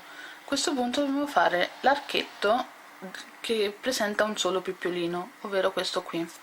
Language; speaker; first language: Italian; native; Italian